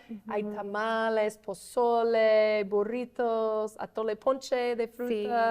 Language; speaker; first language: Spanish; non-native, fluent; English